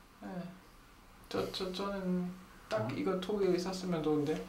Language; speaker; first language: Korean; non-native, fluent; German